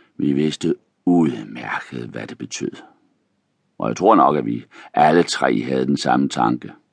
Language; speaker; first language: Danish; native; Danish